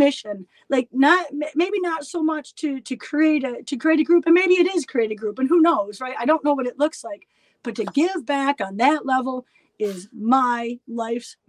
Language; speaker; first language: English; native; English